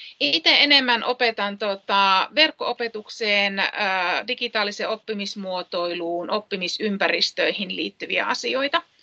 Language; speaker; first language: Finnish; native; Finnish